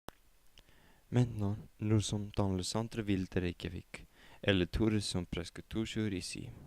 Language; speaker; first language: French; non-native, learner; Icelandic